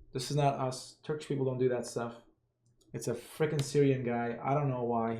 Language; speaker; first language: English; non-native, fluent; Turkish